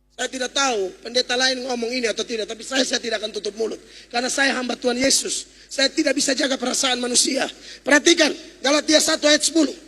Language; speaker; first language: Indonesian; native; Indonesian